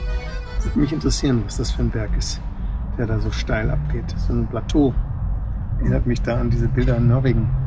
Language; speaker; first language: German; native; German